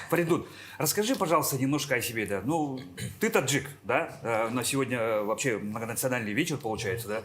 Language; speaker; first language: Russian; native; Russian